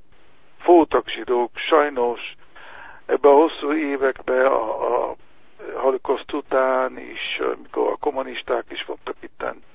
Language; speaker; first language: Hungarian; early bilingual, heritage; Hungarian